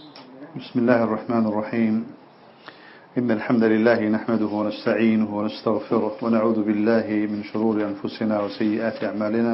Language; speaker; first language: Arabic; non-native, fluent; Central Kurdish